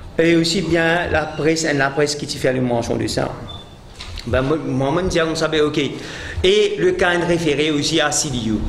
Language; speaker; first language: French; non-native, local second language; Morisyen